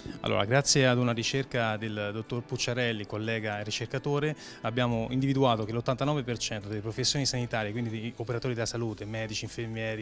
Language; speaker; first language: Italian; native; Italian